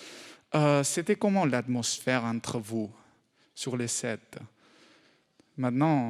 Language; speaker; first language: French; non-native, learner; Spanish